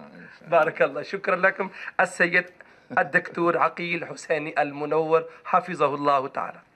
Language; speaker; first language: Arabic; non-native, fluent; Urdu